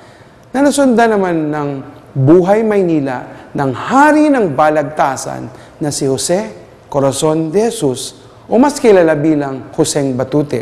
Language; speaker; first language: Filipino; native; Filipino